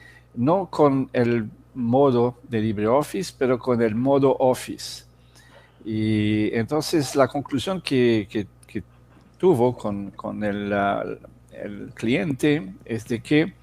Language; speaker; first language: Spanish; non-native, fluent; Portuguese